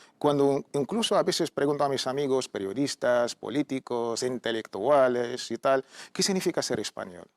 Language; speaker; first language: Spanish; non-native, fluent; Arabic